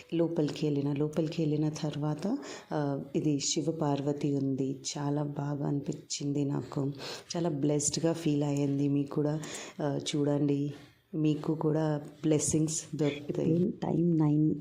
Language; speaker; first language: Telugu; non-native, local second language; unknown